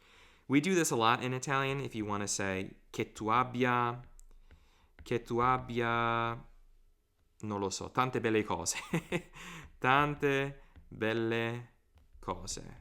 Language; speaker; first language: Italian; non-native, fluent; English